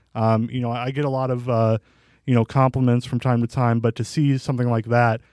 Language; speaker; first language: English; native; English